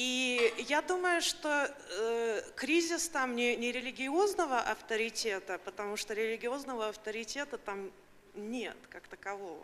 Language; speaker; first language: Russian; early bilingual, heritage; Russian